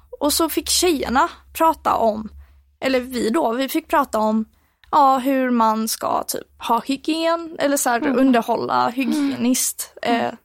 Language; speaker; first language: Swedish; early bilingual, other home language; Romanian